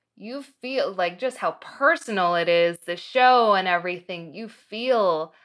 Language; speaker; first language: English; early bilingual, other home language; Arabic